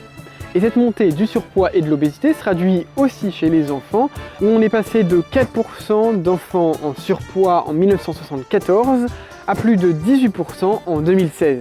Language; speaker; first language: French; native; French